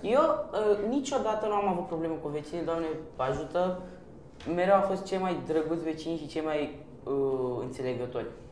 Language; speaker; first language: Romanian; early bilingual, other home language; Persian